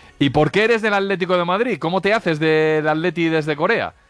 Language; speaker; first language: Spanish; native; Spanish